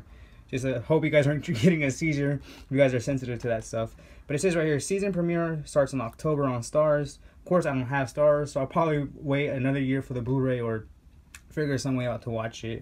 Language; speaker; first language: English; native; English